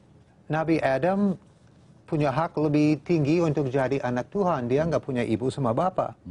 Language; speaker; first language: Indonesian; non-native, fluent; English